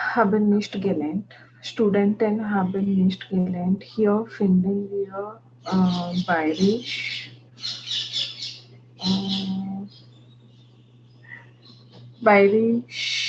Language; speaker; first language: German; non-native, learner; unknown